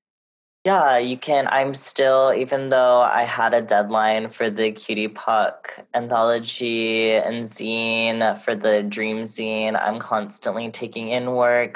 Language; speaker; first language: English; native; English